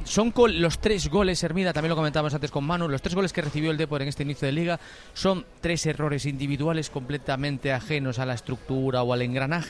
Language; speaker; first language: Spanish; native; Spanish